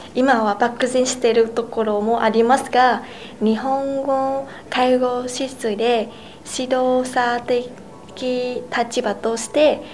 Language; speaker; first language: Japanese; non-native, fluent; Vietnamese